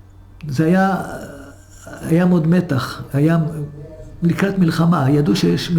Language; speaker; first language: Hebrew; early bilingual, other home language; Hungarian